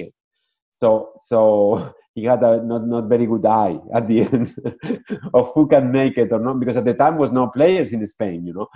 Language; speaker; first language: English; non-native, fluent; Spanish